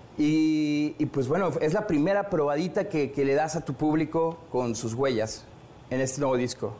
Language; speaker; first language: Spanish; native; Spanish